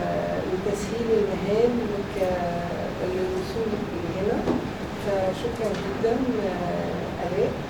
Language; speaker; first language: Arabic; native; Arabic